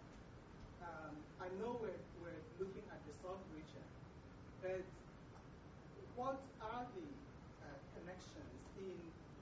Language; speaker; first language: English; non-native, local second language; Igbo